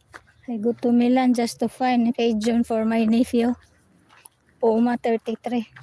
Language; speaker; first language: English; non-native, local second language; Filipino